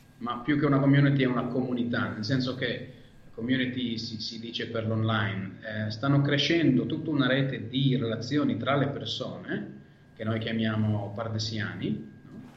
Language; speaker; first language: Italian; non-native, fluent; Hebrew